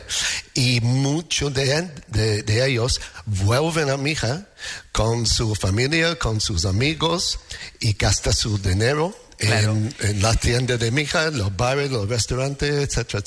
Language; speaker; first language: Spanish; non-native, fluent; English